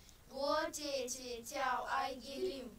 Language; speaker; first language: Chinese; non-native, learner; Kyrgyz